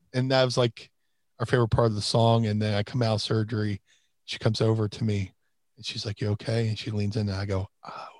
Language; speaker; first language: English; native; English